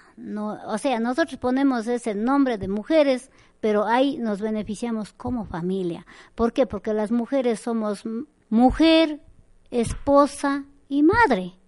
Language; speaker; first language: Spanish; native; Spanish